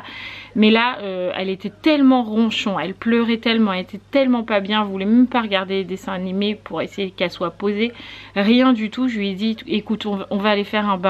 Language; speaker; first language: French; native; French